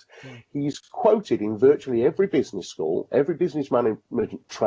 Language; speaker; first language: English; native; English